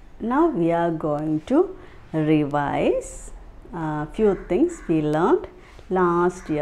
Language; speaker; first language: English; non-native, local second language; Malayalam